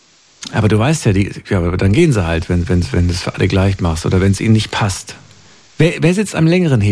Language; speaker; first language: German; native; German